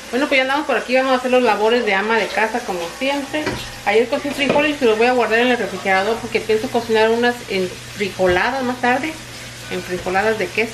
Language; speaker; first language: Spanish; native; Spanish